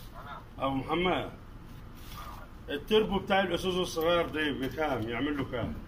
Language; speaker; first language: Arabic; non-native, local second language; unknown